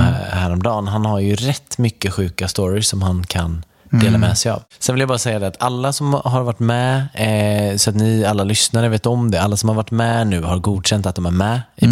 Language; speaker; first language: Swedish; native; Swedish